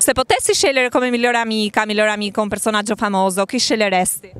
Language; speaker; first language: Italian; native; Italian